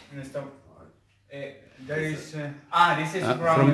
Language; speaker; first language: English; non-native, learner; Spanish